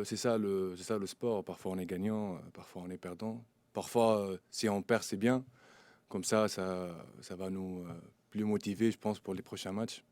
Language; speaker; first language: French; non-native, local second language; Arabic